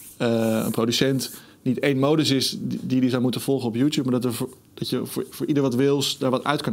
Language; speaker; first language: Dutch; native; Dutch